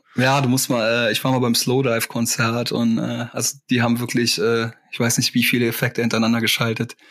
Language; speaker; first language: German; native; German